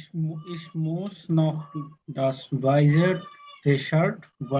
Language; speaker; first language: German; non-native, learner; Bangla